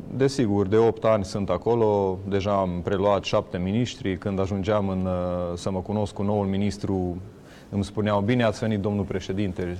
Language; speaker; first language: Romanian; non-native, local second language; Hungarian